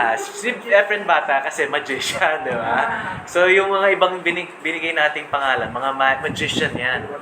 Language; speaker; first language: Filipino; native; Filipino